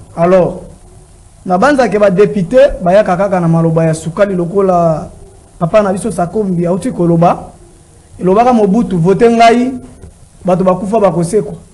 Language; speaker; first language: Lingala; native; Lingala